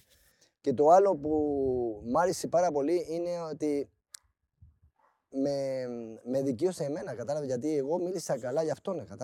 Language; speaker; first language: Greek; non-native, fluent; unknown